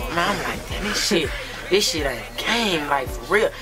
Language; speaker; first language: English; native; English